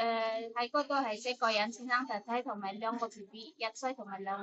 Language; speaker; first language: Cantonese; non-native, learner; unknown